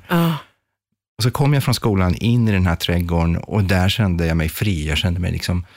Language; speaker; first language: Swedish; early bilingual, other home language; Persian